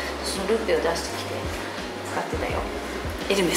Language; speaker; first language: Japanese; native; Japanese